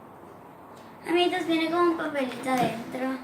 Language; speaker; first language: Spanish; early bilingual, heritage; Spanish